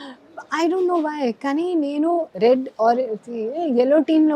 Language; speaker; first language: Telugu; non-native, learner; Hindi